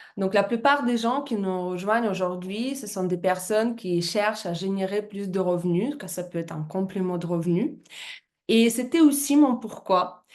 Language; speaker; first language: French; non-native, fluent; Russian